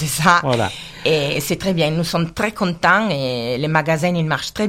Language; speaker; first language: French; non-native, learner; Italian